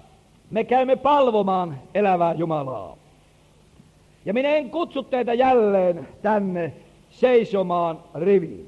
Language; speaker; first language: Finnish; native; Finnish